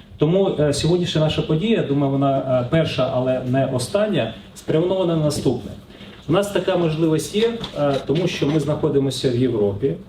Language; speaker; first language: Ukrainian; non-native, local second language; Russian